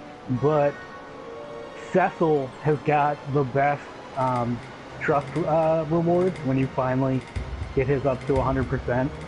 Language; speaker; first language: English; native; English